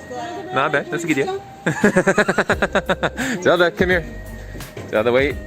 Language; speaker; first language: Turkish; non-native, learner; English